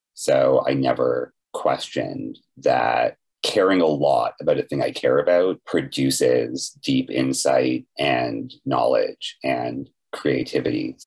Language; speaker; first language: English; native; English